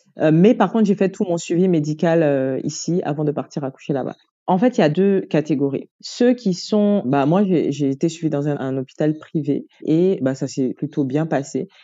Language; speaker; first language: French; native; French